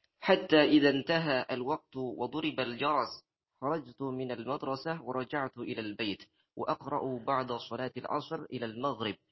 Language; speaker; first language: Arabic; non-native, learner; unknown